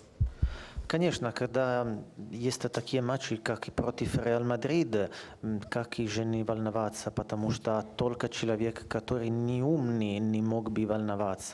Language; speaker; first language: Russian; non-native, fluent; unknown